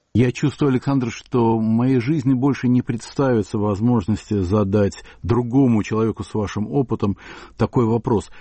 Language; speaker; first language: Russian; native; Russian